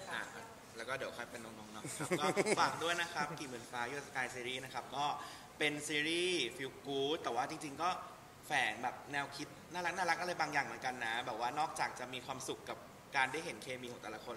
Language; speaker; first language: Thai; native; Thai